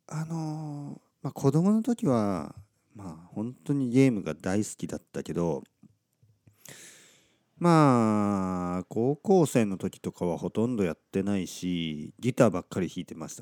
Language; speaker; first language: Japanese; native; Japanese